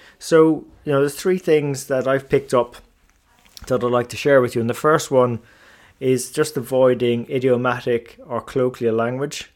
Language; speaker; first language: English; native; English